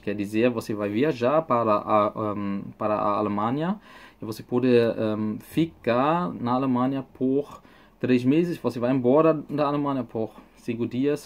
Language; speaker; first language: Portuguese; non-native, fluent; German